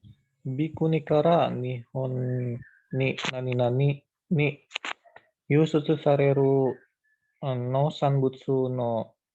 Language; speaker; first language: Japanese; non-native, learner; Indonesian